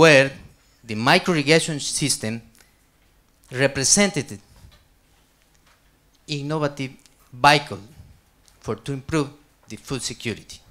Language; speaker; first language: English; non-native, learner; Spanish